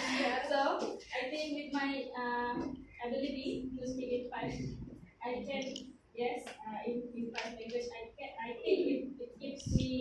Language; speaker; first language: English; non-native, local second language; Malay